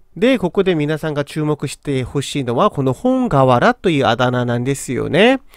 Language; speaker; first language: Japanese; non-native, fluent; Korean